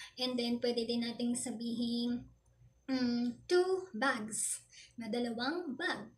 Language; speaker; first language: Filipino; native; Filipino